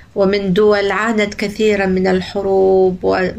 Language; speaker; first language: Arabic; native; Arabic